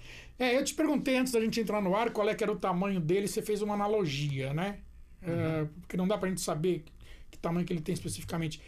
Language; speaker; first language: Portuguese; native; Portuguese